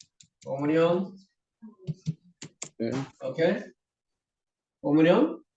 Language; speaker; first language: Spanish; non-native, learner; Korean